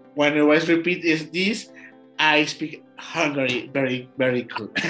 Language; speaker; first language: English; non-native, learner; Spanish